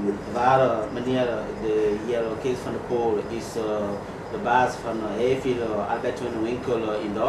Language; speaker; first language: Dutch; non-native, learner; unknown